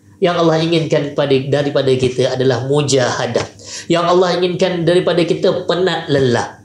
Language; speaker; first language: Malay; native; Malay